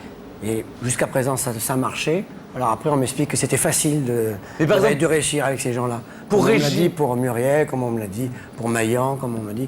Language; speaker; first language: French; native; French